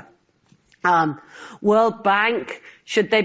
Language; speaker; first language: English; native; English